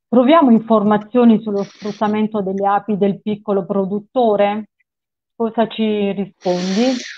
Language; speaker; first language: Italian; native; Italian